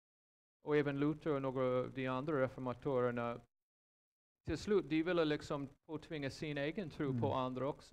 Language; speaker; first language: Swedish; non-native, fluent; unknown